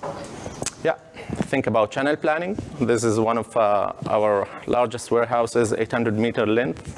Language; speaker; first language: English; non-native, fluent; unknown